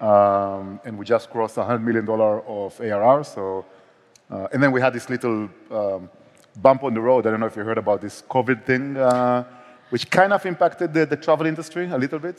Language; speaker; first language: English; non-native, fluent; Hebrew